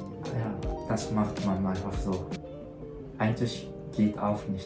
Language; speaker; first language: German; non-native, learner; Japanese